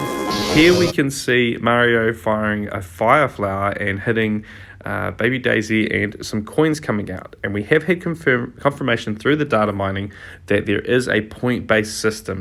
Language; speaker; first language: English; native; English